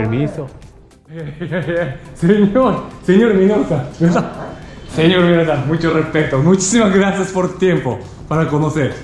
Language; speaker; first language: Spanish; non-native, learner; Japanese